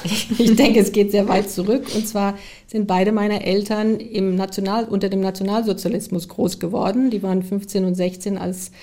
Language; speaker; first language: German; early bilingual, heritage; German